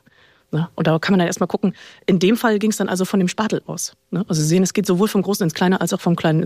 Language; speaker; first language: German; native; German